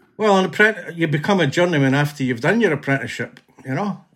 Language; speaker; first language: English; native; English